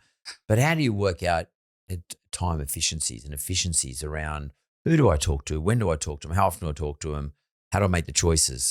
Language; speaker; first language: English; native; English